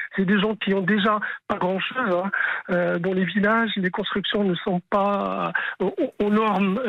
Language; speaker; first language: French; non-native, local second language; Arabic